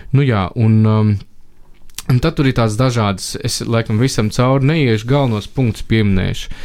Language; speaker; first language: Latvian; native; Latvian